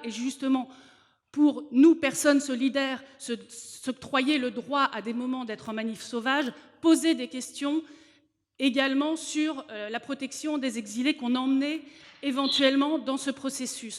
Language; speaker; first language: French; native; French